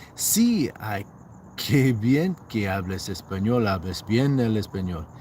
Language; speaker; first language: Spanish; non-native, learner; English